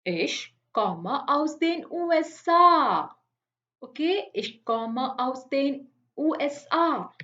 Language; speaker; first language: German; non-native, fluent; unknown